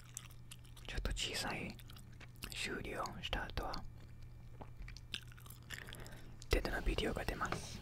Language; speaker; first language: Japanese; non-native, learner; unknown